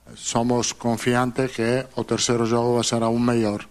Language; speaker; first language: Portuguese; non-native, fluent; Italian